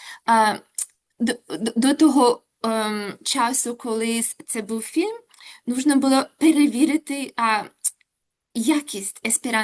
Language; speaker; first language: Ukrainian; non-native, local second language; Russian